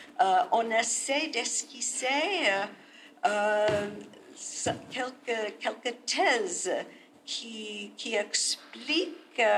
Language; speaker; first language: French; non-native, learner; English